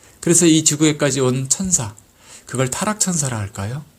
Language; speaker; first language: Korean; native; Korean